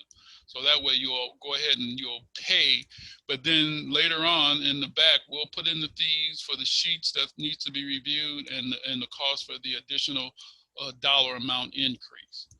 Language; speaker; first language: English; native; English